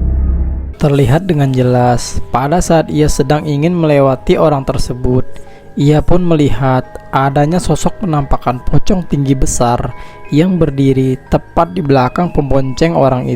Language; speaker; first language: Indonesian; native; Indonesian